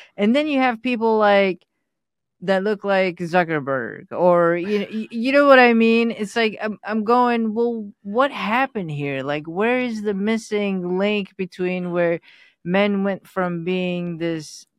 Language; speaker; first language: English; non-native, fluent; Persian